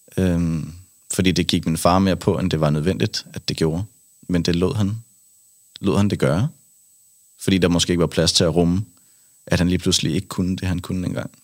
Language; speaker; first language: Danish; native; Danish